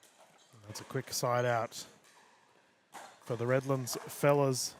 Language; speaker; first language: English; native; English